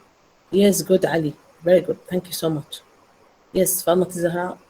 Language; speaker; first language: English; non-native, learner; Arabic